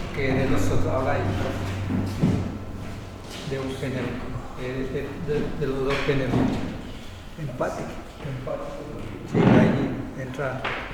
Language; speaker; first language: Spanish; non-native, local second language; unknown